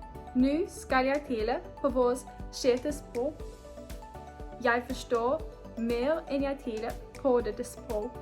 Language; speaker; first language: Danish; non-native, learner; English